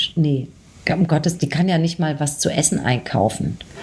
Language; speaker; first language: German; native; German